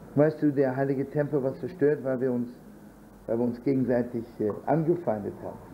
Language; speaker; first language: German; non-native, learner; English